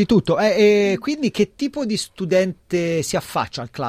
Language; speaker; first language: Italian; native; Italian